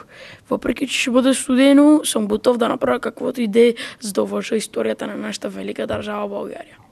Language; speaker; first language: Bulgarian; early bilingual, heritage; Bulgarian